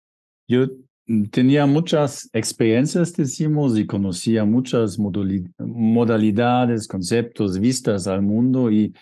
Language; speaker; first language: Spanish; non-native, fluent; German